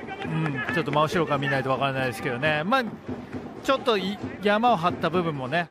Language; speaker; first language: Japanese; native; Japanese